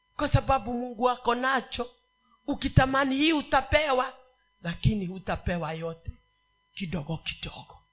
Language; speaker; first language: Swahili; non-native, local second language; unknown